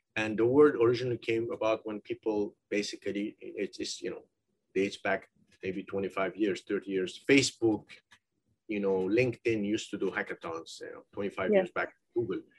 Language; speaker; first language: English; non-native, fluent; Persian